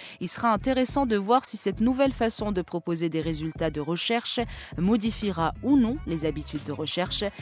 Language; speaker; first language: French; non-native, local second language; Arabic